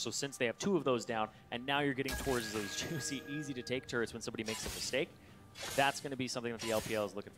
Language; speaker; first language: English; native; English